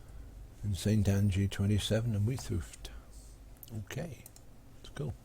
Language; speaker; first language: English; native; English